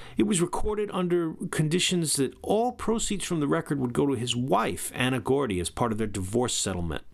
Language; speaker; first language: English; native; English